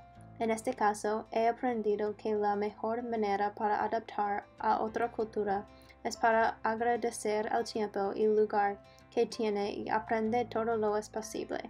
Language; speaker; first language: Spanish; non-native, learner; English